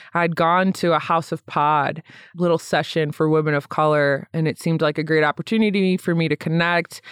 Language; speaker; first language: English; native; English